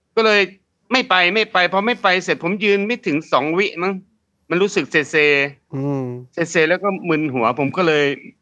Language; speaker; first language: Thai; native; Thai